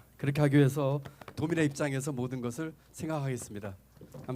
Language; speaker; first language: Korean; native; Korean